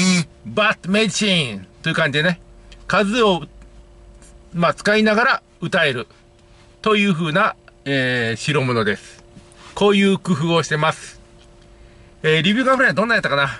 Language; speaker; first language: Japanese; native; Japanese